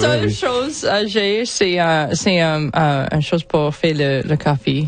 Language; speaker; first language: French; non-native, learner; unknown